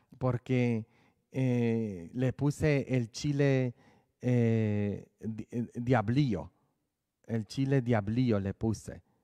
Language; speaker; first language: Spanish; native; Spanish